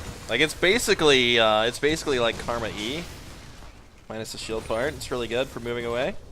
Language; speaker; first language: English; native; English